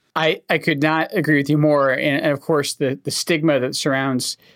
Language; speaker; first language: English; native; English